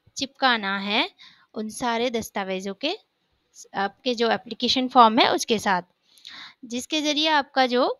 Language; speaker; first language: Hindi; native; Hindi